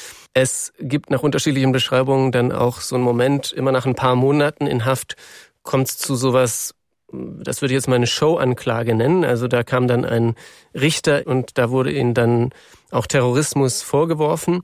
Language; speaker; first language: German; native; German